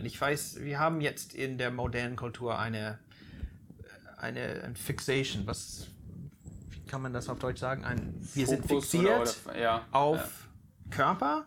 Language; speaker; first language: German; non-native, fluent; English